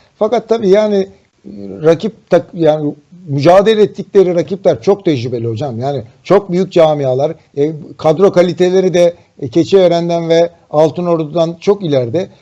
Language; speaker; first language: Turkish; native; Turkish